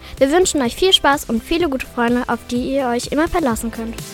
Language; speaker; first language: German; native; German